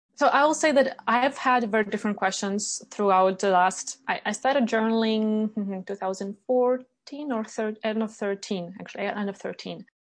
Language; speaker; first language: English; non-native, fluent; Ukrainian